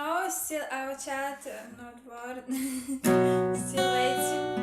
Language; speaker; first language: English; non-native, learner; Russian